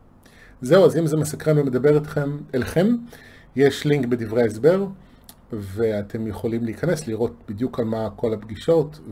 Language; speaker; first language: Hebrew; native; Hebrew